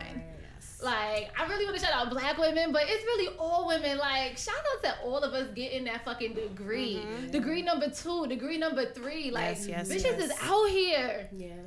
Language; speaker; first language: English; early bilingual, other home language; Spanish